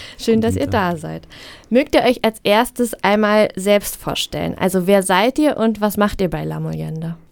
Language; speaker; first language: German; native; German